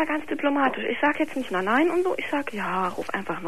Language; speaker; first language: German; native; German